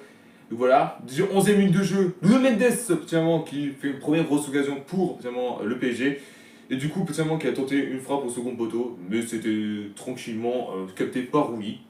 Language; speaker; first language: French; native; French